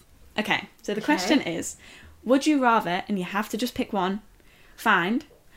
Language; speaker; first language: English; native; English